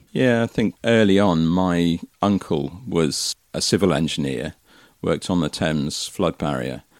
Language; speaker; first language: English; native; English